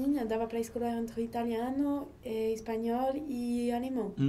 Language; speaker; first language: Portuguese; non-native, learner; French